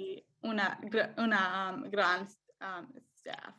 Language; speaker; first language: Spanish; non-native, learner; English